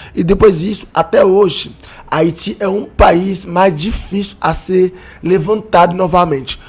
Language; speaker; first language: Portuguese; non-native, learner; Haitian Creole